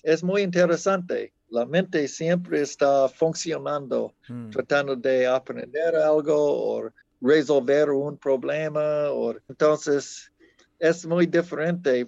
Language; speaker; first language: Spanish; non-native, fluent; English